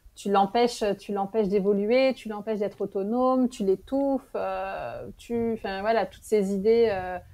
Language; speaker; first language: French; native; French